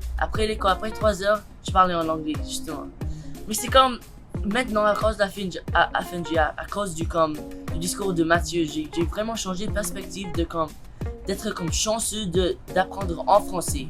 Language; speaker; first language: French; non-native, local second language; English